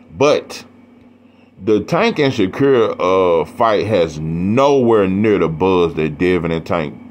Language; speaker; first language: English; native; English